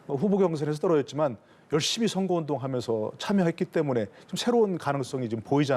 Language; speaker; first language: Korean; native; Korean